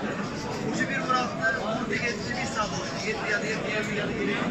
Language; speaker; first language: Turkish; native; Turkish